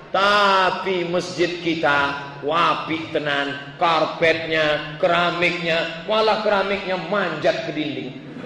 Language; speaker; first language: Indonesian; native; Indonesian